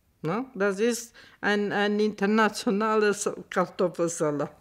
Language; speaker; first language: German; non-native, fluent; Romanian